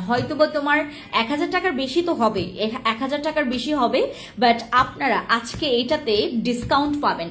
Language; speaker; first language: Bangla; non-native, local second language; Khasi